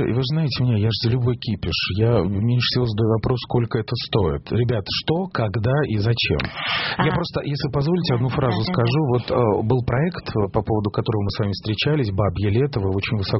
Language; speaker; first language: Russian; native; Russian